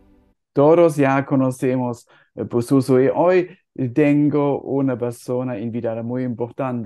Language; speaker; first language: Spanish; non-native, fluent; German